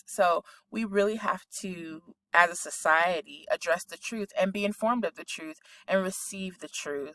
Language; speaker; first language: English; native; English